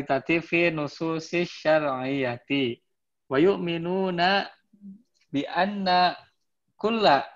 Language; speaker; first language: Arabic; non-native, learner; Indonesian